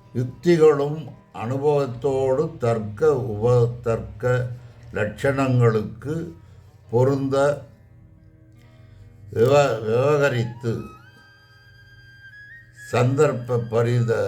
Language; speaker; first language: Tamil; native; Tamil